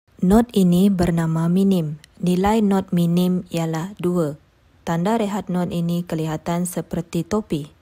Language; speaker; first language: Malay; non-native, local second language; Iban